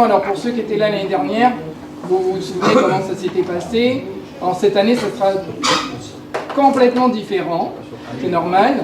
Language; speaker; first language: French; native; French